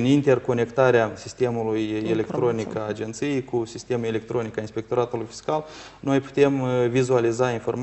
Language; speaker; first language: Romanian; native; Romanian